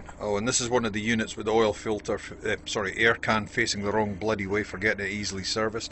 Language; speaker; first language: English; native; English